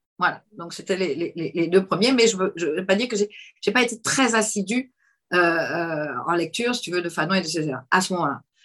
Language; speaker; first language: French; native; French